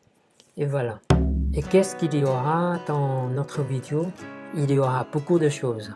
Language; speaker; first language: French; non-native, fluent; Chinese